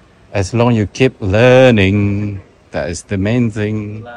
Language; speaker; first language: English; non-native, learner; Indonesian